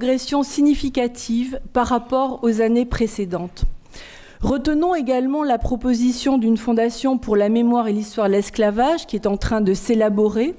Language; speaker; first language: French; native; French